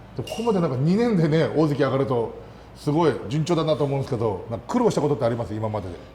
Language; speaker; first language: Japanese; native; Japanese